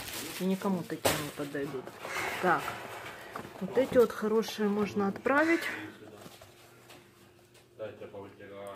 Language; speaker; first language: Russian; native; Russian